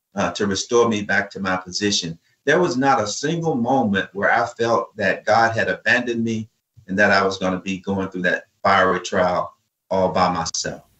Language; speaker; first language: English; native; English